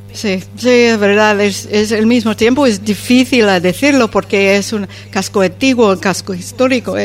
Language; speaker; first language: Spanish; non-native, fluent; English